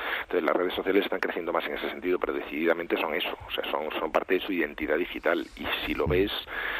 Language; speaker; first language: Spanish; native; Spanish